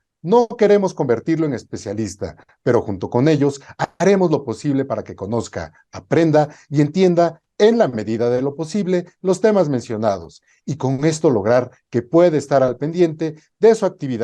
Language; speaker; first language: Spanish; native; Spanish